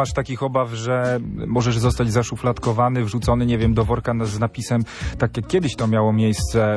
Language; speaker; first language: Polish; native; Polish